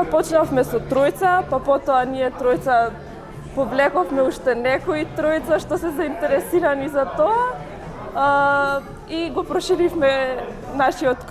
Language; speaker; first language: Macedonian; non-native, local second language; Albanian